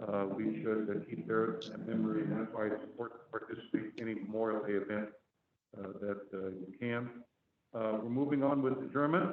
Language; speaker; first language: English; native; English